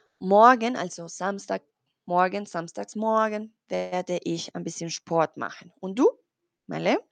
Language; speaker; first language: German; non-native, learner; Spanish